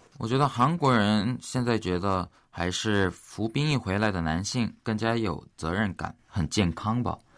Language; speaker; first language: Chinese; early bilingual, other home language; Korean